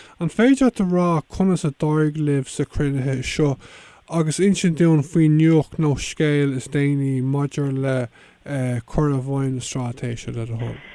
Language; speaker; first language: Irish; native; Irish